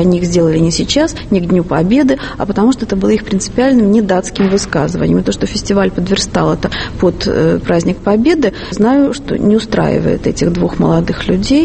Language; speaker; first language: Russian; native; Russian